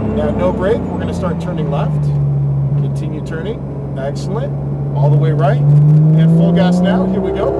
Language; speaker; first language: English; native; English